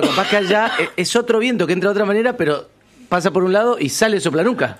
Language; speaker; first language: Spanish; native; Spanish